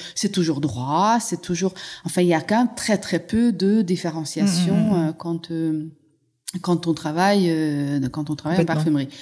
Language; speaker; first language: French; non-native, fluent; Hungarian